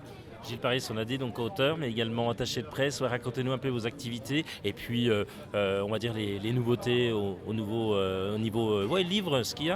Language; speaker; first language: French; native; French